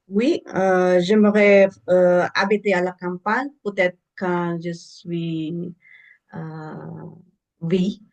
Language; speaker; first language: French; non-native, learner; English